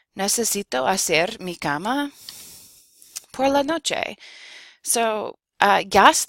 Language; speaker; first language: Spanish; non-native, fluent; English